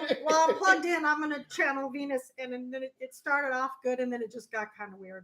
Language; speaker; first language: English; native; English